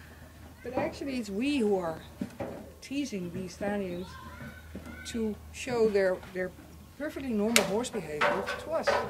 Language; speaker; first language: English; non-native, fluent; Dutch